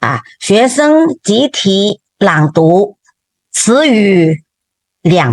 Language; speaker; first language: Chinese; non-native, fluent; Indonesian